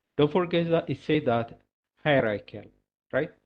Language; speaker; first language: English; non-native, local second language; Amharic